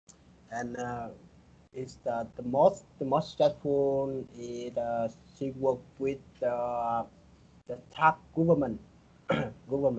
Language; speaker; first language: English; non-native, learner; Vietnamese